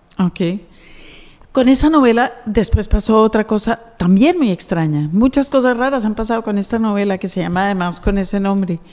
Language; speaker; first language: Spanish; native; Spanish